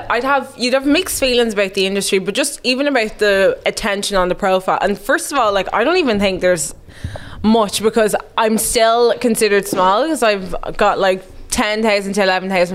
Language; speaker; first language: English; native; English